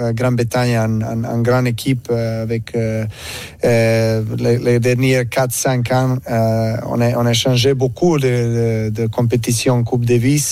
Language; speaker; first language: French; non-native, learner; Serbian